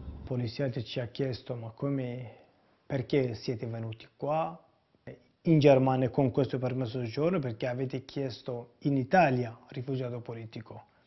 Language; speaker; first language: Italian; non-native, fluent; Kurdish